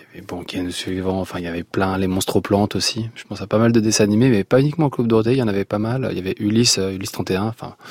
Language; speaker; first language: French; non-native, local second language; Arabic